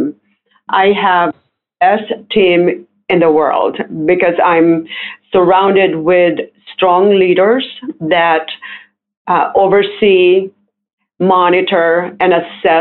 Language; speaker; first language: English; non-native, local second language; Filipino